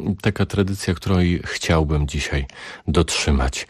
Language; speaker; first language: Polish; native; Polish